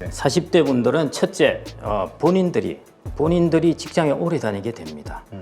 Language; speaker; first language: Korean; native; Korean